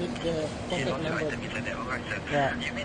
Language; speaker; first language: English; non-native, learner; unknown